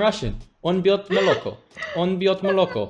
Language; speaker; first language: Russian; non-native, learner; English